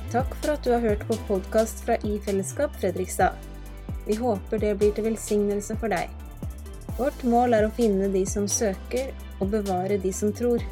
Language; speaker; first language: Norwegian; native; Norwegian